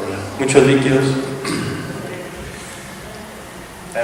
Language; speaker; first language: Spanish; native; Spanish